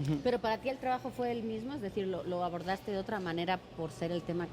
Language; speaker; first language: Spanish; native; Spanish